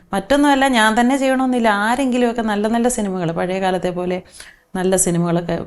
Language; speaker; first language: Malayalam; native; Malayalam